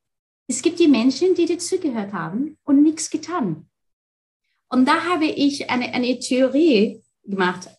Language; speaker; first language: German; non-native, fluent; Arabic